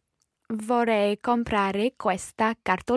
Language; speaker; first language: Italian; non-native, learner; English